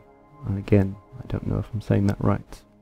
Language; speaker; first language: English; native; English